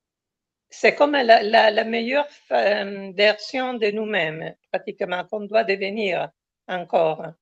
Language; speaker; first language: French; non-native, fluent; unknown